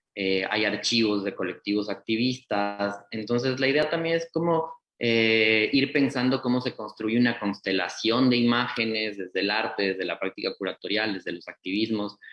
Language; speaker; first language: Spanish; native; Spanish